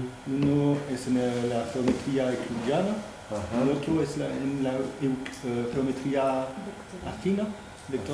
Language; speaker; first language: Spanish; non-native, fluent; French